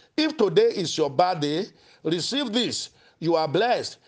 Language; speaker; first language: English; non-native, local second language; Yoruba